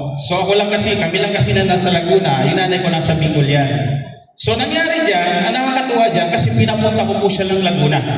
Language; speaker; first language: Filipino; non-native, local second language; Bikol